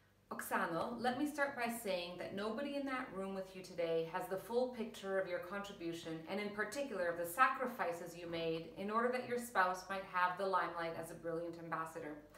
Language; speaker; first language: English; early bilingual, other home language; Ukrainian